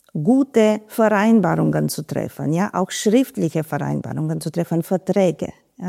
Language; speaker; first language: German; non-native, fluent; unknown